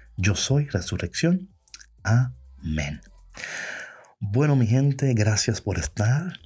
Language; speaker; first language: Spanish; early bilingual, heritage; Spanish